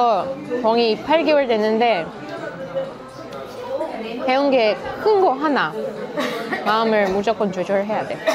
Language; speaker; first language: Korean; non-native, learner; Russian